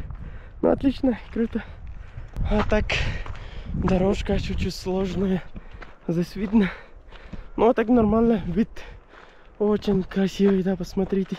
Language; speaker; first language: Russian; non-native, learner; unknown